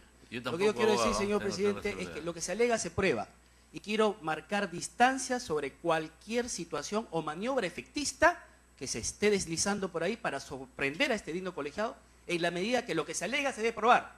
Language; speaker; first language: Spanish; native; Spanish